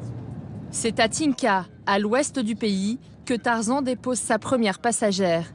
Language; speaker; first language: French; native; French